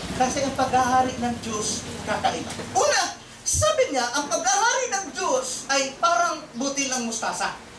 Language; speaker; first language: Filipino; non-native, local second language; Cebuano